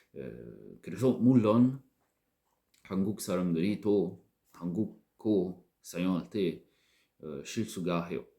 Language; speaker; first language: Korean; non-native, learner; French